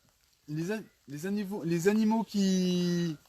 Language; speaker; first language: French; native; French